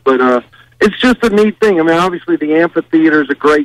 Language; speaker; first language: English; native; English